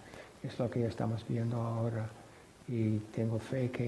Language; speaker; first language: Spanish; non-native, fluent; English